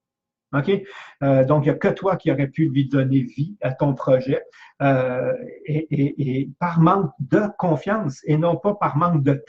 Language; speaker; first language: French; native; French